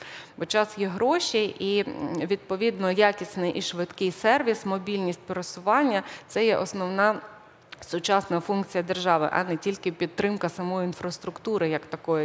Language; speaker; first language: Ukrainian; native; Ukrainian